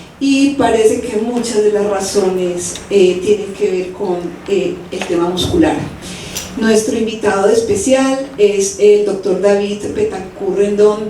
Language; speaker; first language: Spanish; native; Spanish